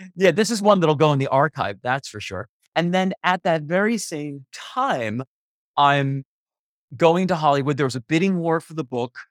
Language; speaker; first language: English; native; English